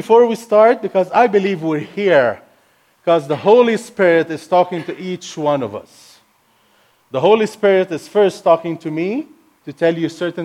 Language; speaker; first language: English; non-native, fluent; Arabic